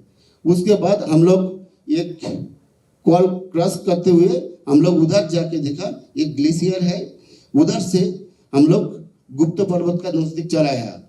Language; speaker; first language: Hindi; non-native, local second language; Bangla